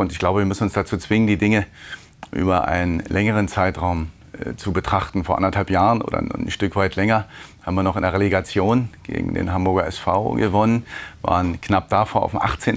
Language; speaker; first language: German; native; German